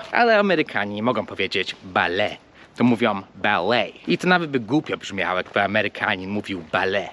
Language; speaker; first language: Polish; non-native, fluent; English